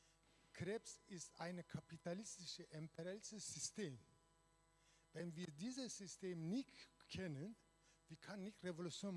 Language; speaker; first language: German; non-native, learner; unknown